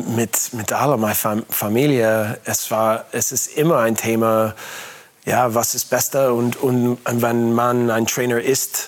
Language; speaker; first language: German; non-native, learner; English